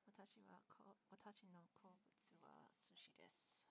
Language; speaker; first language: Japanese; non-native, learner; English